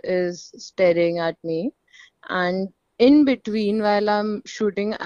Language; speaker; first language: English; non-native, local second language; Hindi